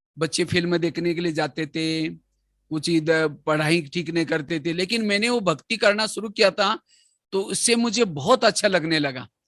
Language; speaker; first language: Hindi; non-native, local second language; Marathi